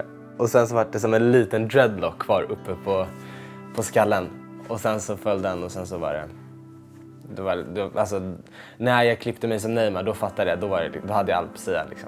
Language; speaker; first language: Swedish; native; Swedish